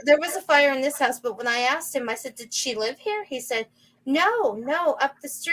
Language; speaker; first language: English; native; English